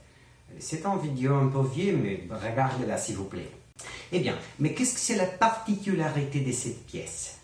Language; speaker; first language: French; non-native, learner; Portuguese